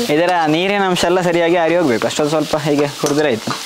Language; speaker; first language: Kannada; non-native, local second language; Tulu